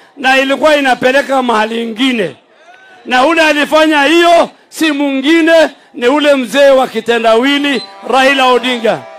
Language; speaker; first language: Swahili; non-native, local second language; Somali